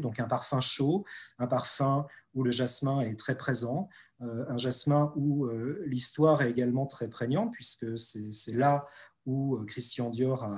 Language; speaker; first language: French; native; French